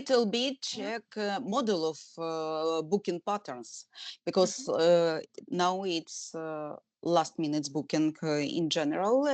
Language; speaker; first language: English; non-native, learner; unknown